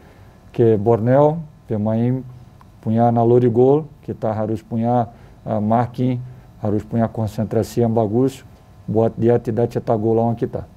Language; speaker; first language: Indonesian; non-native, fluent; Portuguese